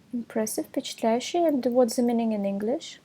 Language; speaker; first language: English; non-native, fluent; Russian